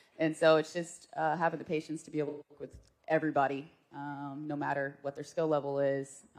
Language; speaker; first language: English; native; English